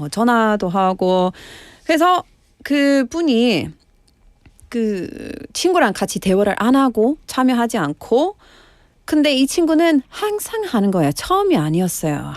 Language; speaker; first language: Korean; non-native, learner; English